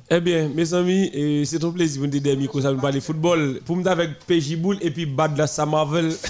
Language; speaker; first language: French; non-native, local second language; Haitian Creole